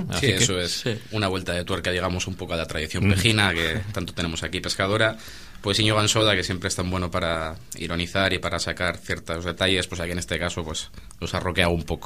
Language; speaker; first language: Spanish; native; Spanish